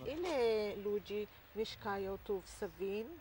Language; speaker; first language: Polish; early bilingual, heritage; Hebrew